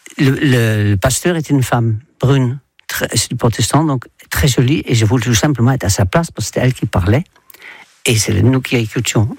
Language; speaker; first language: French; non-native, fluent; Dutch